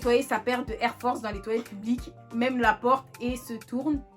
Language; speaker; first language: French; native; French